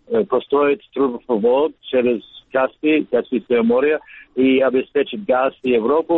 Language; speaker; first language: Russian; non-native, learner; English